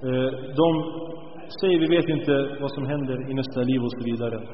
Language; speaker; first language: Swedish; early bilingual, other home language; Arabic